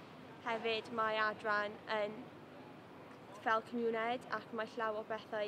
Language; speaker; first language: Welsh; non-native, local second language; English